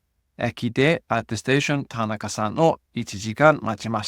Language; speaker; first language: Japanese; non-native, fluent; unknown